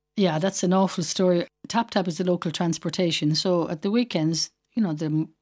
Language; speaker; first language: English; native; English